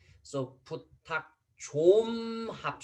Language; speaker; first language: Korean; non-native, fluent; Spanish